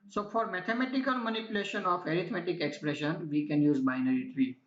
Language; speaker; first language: English; non-native, local second language; Gujarati